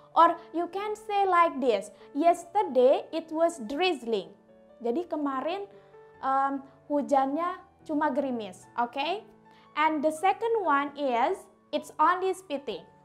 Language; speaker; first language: English; non-native, fluent; Indonesian